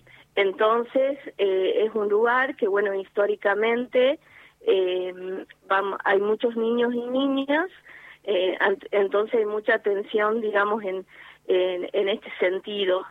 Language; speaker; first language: Spanish; native; Spanish